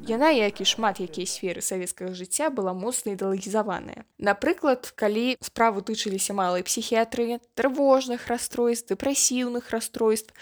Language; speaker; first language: Belarusian; non-native, local second language; Russian